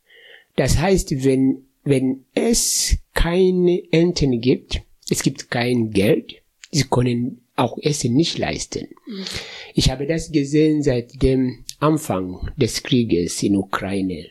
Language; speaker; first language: German; non-native, fluent; Swahili